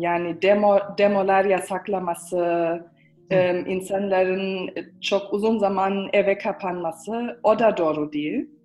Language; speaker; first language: Turkish; early bilingual, heritage; Turkish